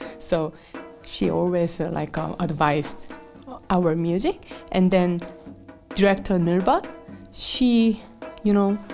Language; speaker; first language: English; non-native, learner; Korean